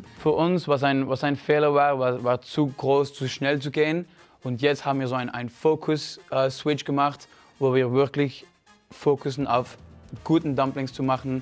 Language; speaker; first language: German; non-native, fluent; French